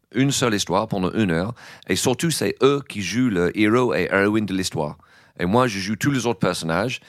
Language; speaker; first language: French; non-native, fluent; English